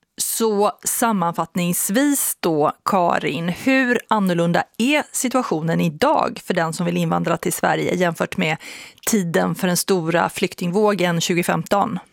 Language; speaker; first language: Swedish; native; Swedish